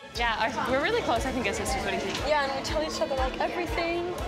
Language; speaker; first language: English; native; English